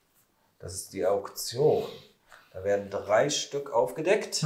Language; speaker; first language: German; native; German